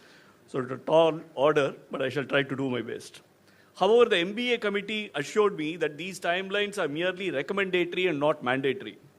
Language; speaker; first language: English; non-native, local second language; Tamil